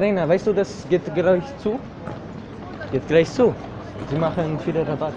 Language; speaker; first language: German; non-native, learner; Italian